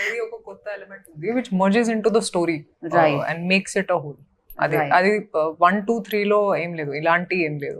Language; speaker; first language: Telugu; non-native, fluent; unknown